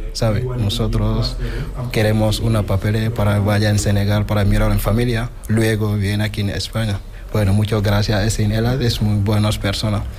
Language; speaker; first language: Spanish; non-native, learner; Wolof